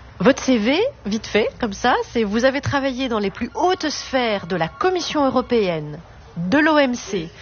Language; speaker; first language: French; native; French